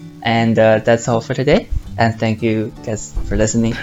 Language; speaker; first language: English; non-native, fluent; Chinese